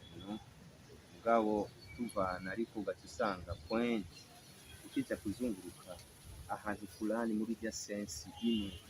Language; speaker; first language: Rundi; early bilingual, heritage; Rundi